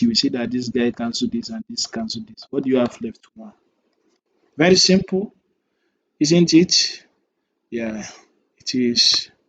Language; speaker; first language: English; non-native, local second language; Yoruba